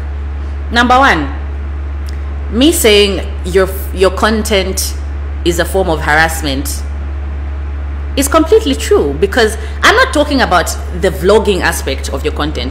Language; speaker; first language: English; non-native, local second language; Bemba